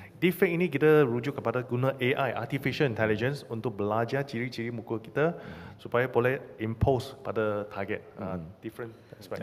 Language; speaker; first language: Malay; non-native, local second language; Chinese